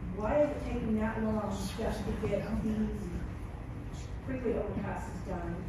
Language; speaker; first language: English; native; English